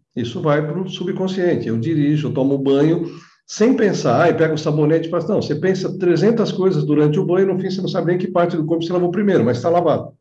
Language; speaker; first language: Portuguese; native; Portuguese